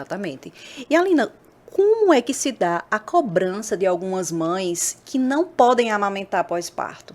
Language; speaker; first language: Portuguese; native; Portuguese